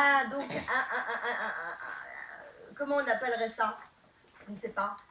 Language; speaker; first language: French; native; French